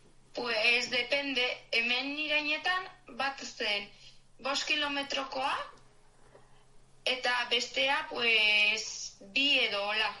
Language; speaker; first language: Basque; non-native, local second language; Spanish